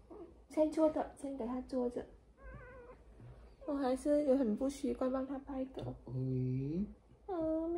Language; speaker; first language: Chinese; non-native, fluent; Vietnamese